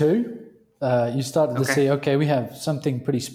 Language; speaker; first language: English; native; English